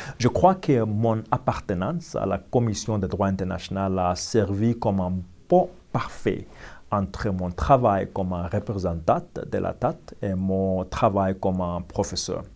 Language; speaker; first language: French; non-native, learner; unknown